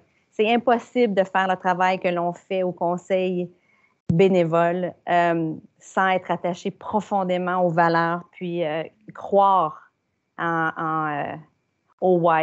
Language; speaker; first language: French; native; French